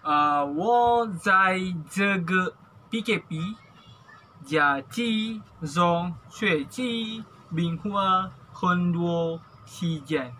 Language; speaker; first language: Chinese; non-native, learner; Malay